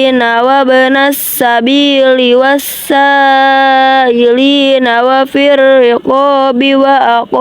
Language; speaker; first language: Arabic; non-native, learner; Indonesian